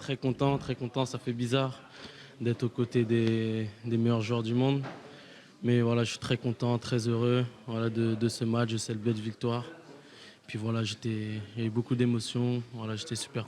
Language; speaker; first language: French; native; French